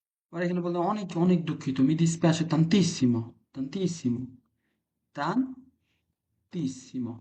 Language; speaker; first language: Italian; non-native, fluent; Bangla